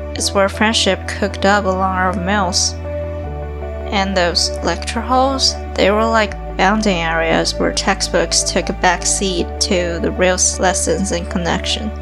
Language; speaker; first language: English; non-native, fluent; Chinese